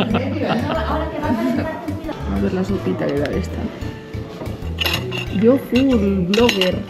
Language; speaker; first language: Spanish; native; Spanish